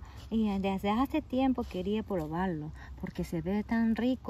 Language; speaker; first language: Spanish; non-native, fluent; Japanese